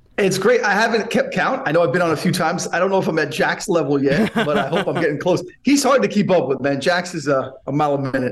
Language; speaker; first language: English; native; English